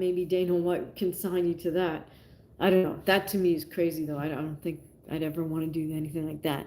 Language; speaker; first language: English; native; English